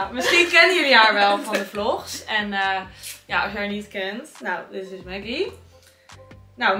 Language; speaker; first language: Dutch; native; Dutch